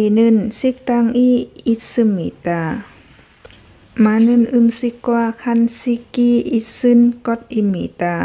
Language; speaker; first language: Korean; non-native, learner; Lao